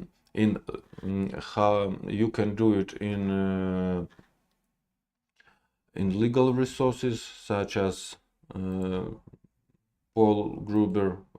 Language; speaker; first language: English; non-native, learner; Russian